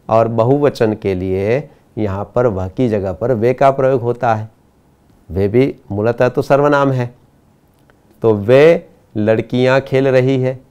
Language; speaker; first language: Hindi; non-native, local second language; Gujarati